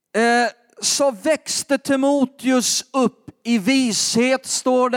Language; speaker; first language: Swedish; native; Swedish